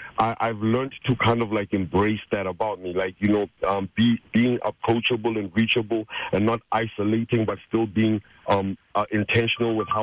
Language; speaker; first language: English; non-native, local second language; Tswana